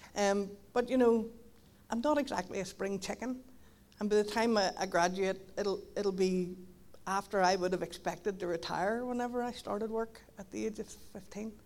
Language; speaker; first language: English; native; English